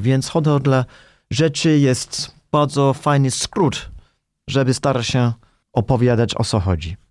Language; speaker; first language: Polish; non-native, fluent; English